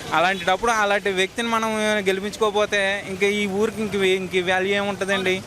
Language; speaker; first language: Telugu; native; Telugu